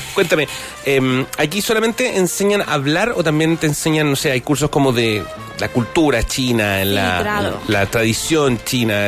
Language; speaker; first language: Spanish; native; Spanish